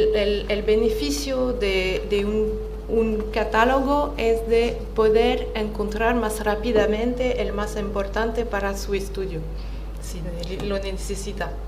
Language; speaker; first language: Spanish; non-native, fluent; French